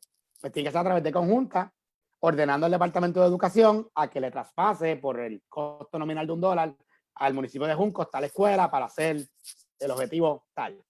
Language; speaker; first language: Spanish; native; Spanish